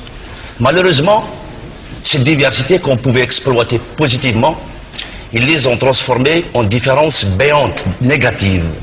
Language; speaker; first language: French; non-native, local second language; Kabyle